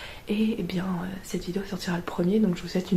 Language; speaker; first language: French; native; French